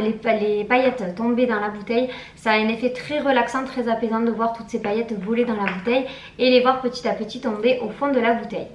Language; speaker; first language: French; native; French